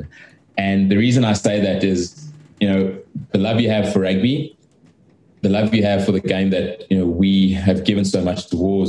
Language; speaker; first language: English; native; English